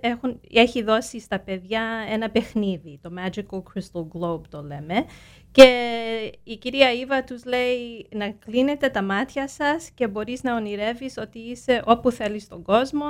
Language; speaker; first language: Greek; early bilingual, heritage; Greek